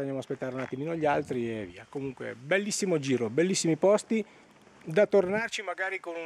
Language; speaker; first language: Italian; native; Italian